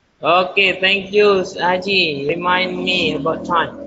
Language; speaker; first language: English; non-native, learner; Indonesian